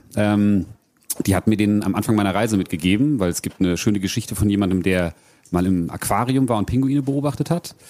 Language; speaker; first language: German; native; German